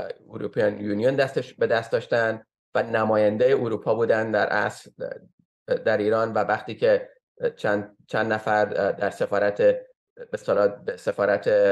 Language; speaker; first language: Persian; early bilingual, heritage; Persian